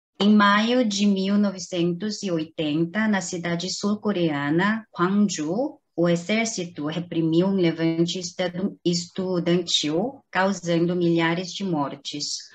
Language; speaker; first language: Portuguese; non-native, fluent; Korean